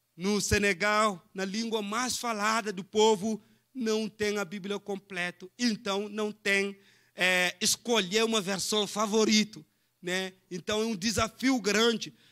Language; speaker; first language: Portuguese; non-native, fluent; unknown